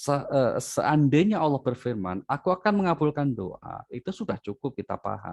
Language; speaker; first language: Indonesian; native; Indonesian